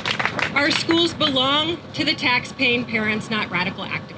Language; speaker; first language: English; native; English